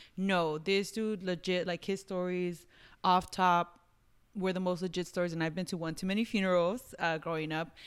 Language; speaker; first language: English; early bilingual, other home language; Spanish